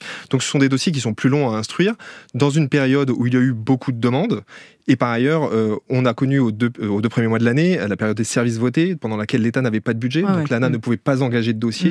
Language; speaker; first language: French; native; French